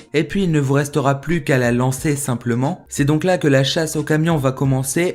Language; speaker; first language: French; native; French